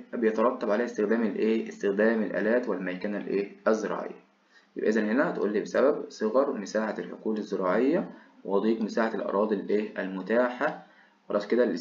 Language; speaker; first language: Arabic; native; Arabic